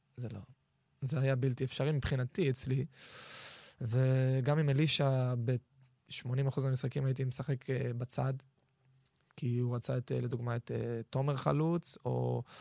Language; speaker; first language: Hebrew; native; Hebrew